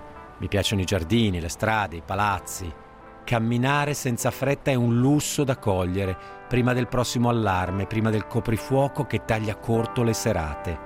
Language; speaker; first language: Italian; native; Italian